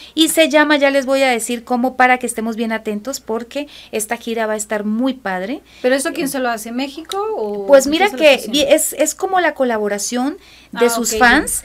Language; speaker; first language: Spanish; native; Spanish